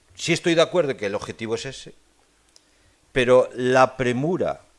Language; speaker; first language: Spanish; non-native, local second language; Galician